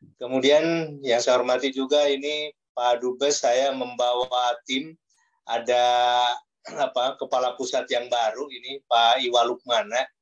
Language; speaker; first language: Indonesian; native; Indonesian